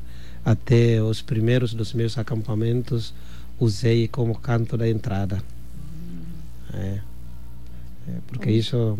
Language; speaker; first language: Portuguese; non-native, fluent; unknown